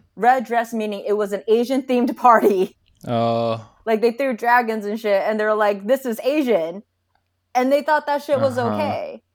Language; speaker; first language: English; native; English